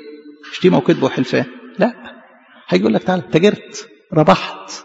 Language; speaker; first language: Arabic; native; Arabic